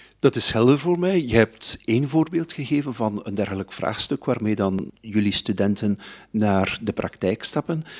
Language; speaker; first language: Dutch; native; Dutch